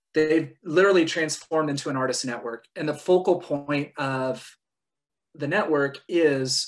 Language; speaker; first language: English; native; English